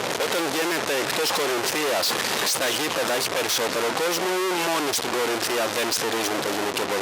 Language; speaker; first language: Greek; native; Greek